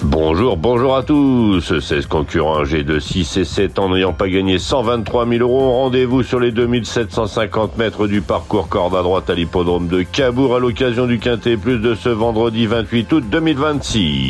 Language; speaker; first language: French; native; French